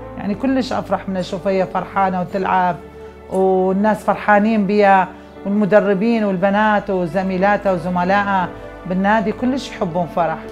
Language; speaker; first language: Arabic; native; Arabic